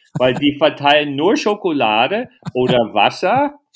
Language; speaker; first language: German; non-native, fluent; English